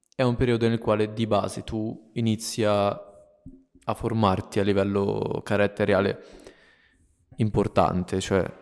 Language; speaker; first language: Italian; native; Italian